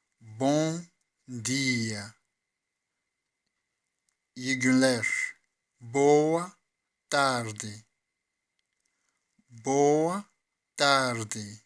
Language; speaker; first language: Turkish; non-native, fluent; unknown